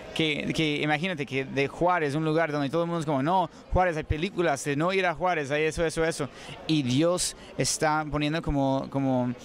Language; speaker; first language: Spanish; non-native, fluent; English